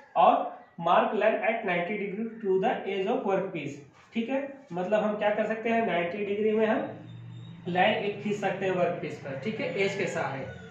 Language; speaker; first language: Hindi; native; Hindi